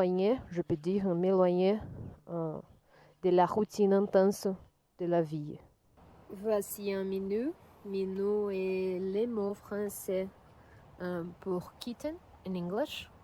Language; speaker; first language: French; non-native, learner; Portuguese